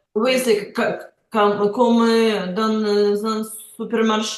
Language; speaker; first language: French; non-native, learner; Ukrainian